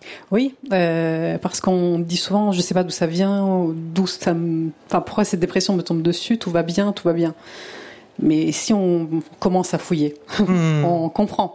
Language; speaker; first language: French; early bilingual, other home language; Italian